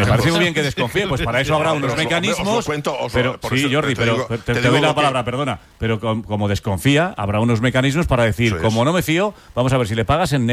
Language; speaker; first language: Spanish; native; Spanish